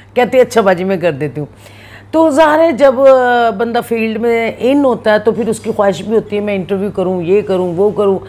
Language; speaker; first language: Urdu; non-native, local second language; Punjabi